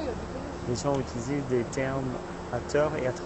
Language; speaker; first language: French; non-native, fluent; English